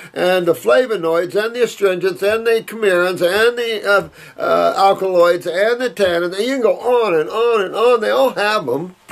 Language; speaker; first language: English; native; English